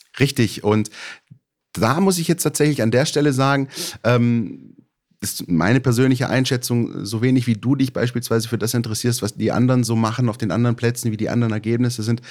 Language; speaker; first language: German; native; German